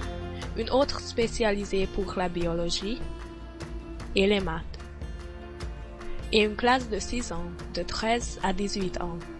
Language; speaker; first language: French; non-native, learner; Hungarian